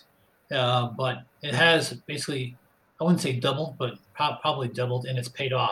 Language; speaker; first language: English; native; English